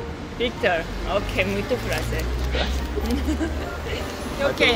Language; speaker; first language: Portuguese; non-native, learner; Korean